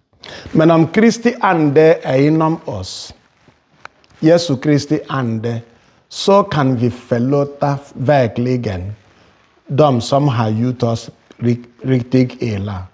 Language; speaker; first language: Swedish; non-native, fluent; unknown